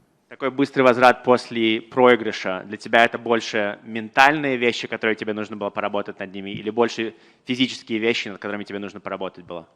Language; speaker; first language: Russian; native; Russian